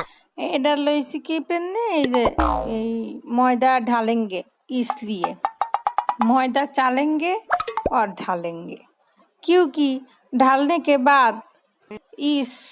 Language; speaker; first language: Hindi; non-native, learner; Bangla